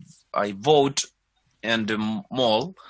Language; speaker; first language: English; non-native, learner; Spanish